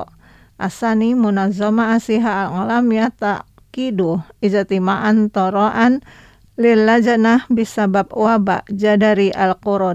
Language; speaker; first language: Arabic; non-native, fluent; Indonesian